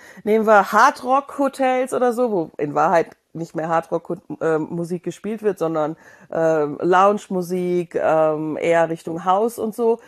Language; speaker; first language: German; native; German